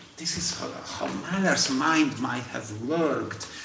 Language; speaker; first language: English; non-native, fluent; Hungarian